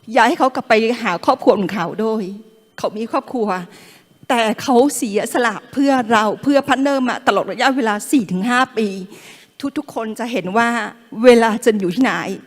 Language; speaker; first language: Thai; non-native, local second language; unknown